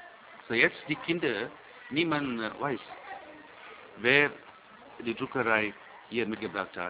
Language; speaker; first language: German; non-native, fluent; Tamil